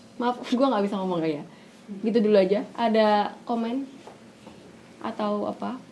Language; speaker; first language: Indonesian; native; Indonesian